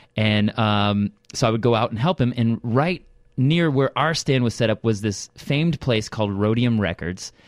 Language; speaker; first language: English; early bilingual, other home language; Russian